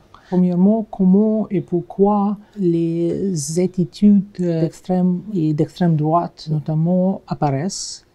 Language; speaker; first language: French; non-native, fluent; Russian